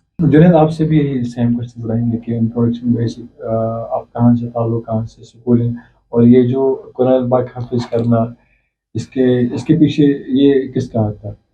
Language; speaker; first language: Urdu; non-native, local second language; Kashmiri